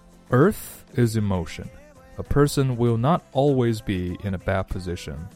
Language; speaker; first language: English; non-native, fluent; Chinese